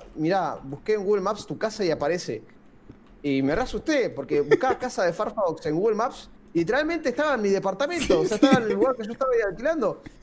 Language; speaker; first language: Spanish; native; Spanish